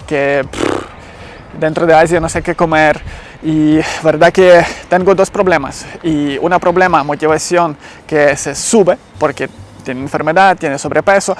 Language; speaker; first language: Spanish; non-native, learner; Ukrainian